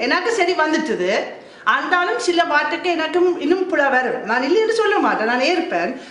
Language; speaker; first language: Tamil; non-native, fluent; German